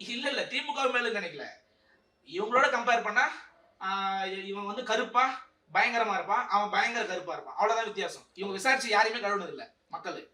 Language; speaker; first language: Tamil; native; Tamil